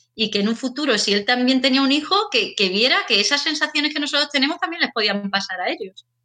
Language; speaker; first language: Spanish; native; Spanish